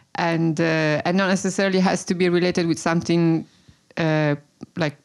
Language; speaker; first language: English; non-native, fluent; Italian